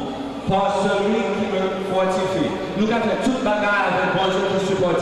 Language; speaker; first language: French; non-native, local second language; Haitian Creole